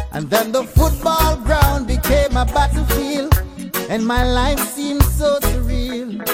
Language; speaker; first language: English; non-native, local second language; Akan